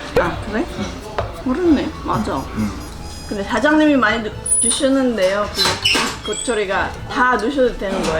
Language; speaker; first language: Korean; non-native, learner; Filipino